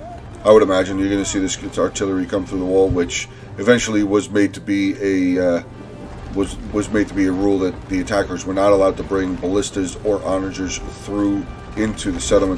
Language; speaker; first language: English; native; English